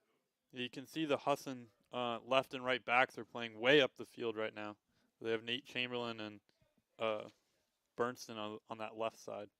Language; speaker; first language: English; native; English